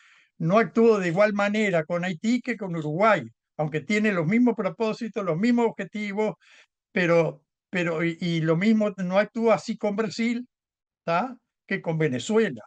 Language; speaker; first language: Spanish; native; Spanish